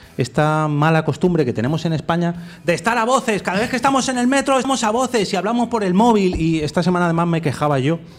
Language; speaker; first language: Spanish; native; Spanish